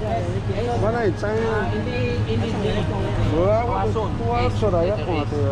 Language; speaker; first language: Filipino; non-native, learner; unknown